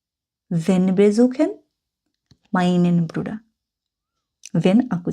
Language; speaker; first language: German; non-native, fluent; Bangla